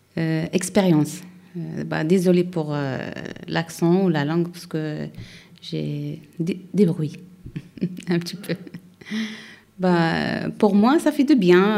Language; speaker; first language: French; non-native, learner; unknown